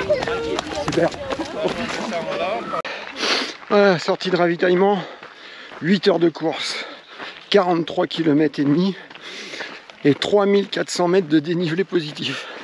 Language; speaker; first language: French; native; French